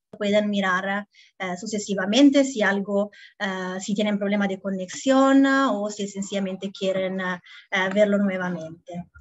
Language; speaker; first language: Spanish; non-native, fluent; Italian